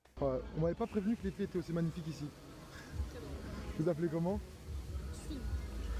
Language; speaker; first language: French; native; French